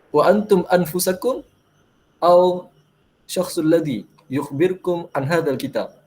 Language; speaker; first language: Arabic; non-native, fluent; Malay